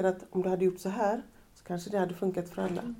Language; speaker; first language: Swedish; native; Swedish